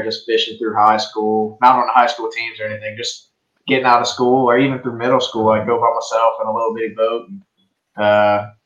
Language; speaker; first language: English; native; English